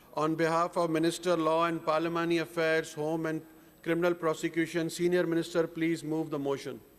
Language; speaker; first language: English; non-native, local second language; Urdu